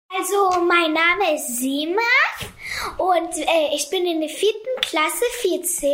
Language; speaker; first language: German; early bilingual, other home language; Kurdish